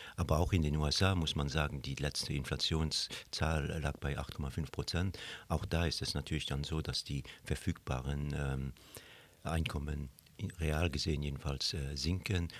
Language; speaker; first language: German; non-native, local second language; Luxembourgish